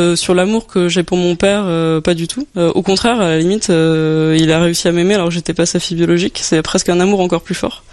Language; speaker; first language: French; native; French